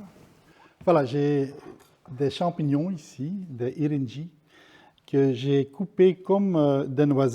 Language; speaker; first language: French; non-native, local second language; Dutch